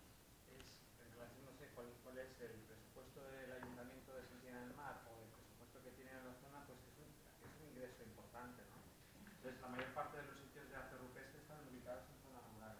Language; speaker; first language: Spanish; native; Spanish